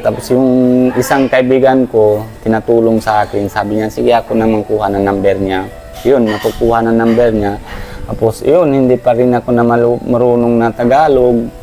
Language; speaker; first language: Filipino; non-native, learner; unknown